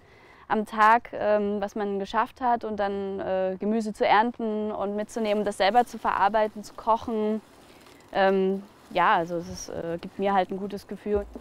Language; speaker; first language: German; native; German